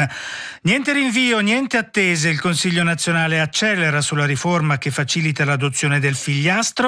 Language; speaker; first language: Italian; native; Italian